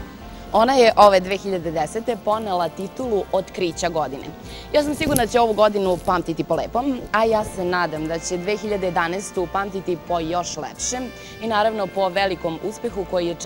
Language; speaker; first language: Serbian; native; Serbian